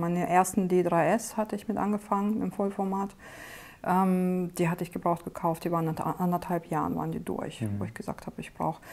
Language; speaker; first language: German; non-native, fluent; Russian